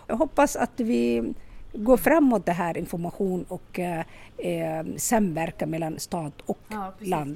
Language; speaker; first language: Swedish; non-native, local second language; Somali